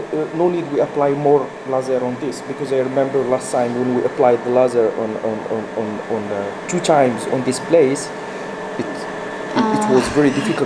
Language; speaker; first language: English; non-native, fluent; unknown